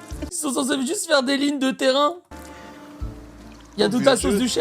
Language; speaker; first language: French; native; French